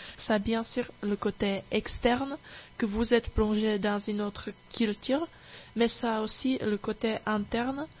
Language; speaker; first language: French; non-native, fluent; Czech